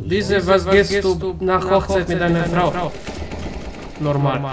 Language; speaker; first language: German; non-native, learner; Serbian